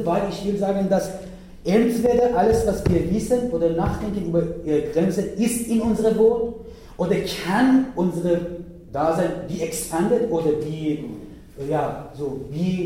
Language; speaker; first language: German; non-native, learner; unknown